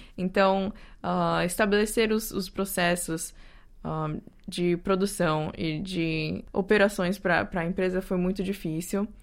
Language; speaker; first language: Portuguese; native; Portuguese